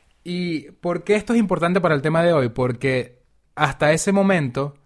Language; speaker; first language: Spanish; native; Spanish